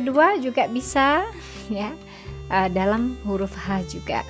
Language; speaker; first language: Indonesian; native; Indonesian